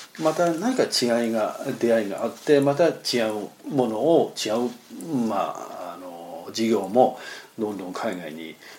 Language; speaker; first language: Japanese; non-native, fluent; Chinese